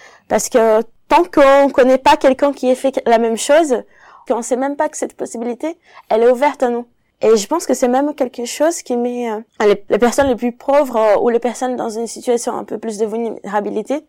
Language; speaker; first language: French; non-native, fluent; Portuguese